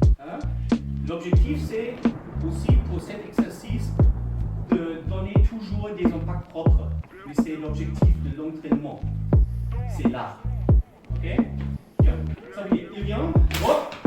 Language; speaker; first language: French; non-native, fluent; German